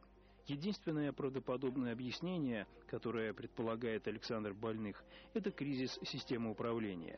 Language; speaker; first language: Russian; native; Russian